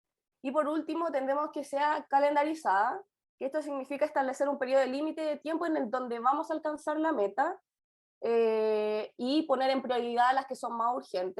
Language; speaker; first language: Spanish; native; Spanish